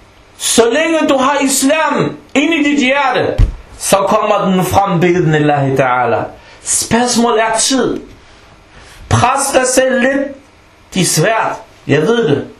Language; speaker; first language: Danish; non-native, local second language; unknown